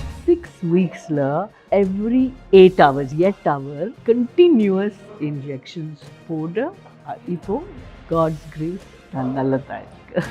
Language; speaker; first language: Tamil; non-native, learner; Hindi